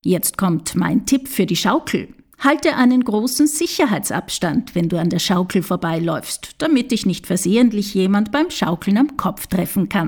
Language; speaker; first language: German; native; German